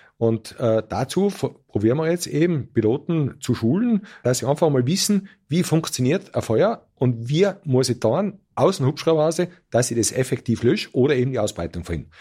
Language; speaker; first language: German; native; German